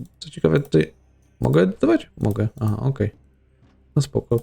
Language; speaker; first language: Polish; native; Polish